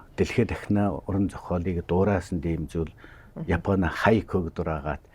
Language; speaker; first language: Mongolian; native; Mongolian